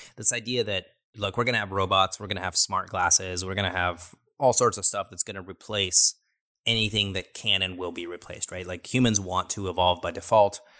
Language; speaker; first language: English; native; English